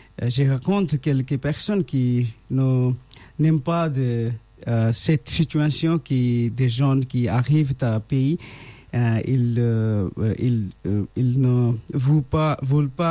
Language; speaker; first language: French; non-native, learner; Bangla